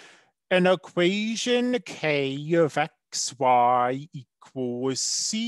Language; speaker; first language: English; native; English